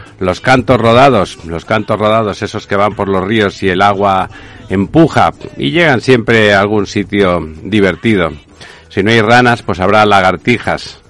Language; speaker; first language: Spanish; native; Spanish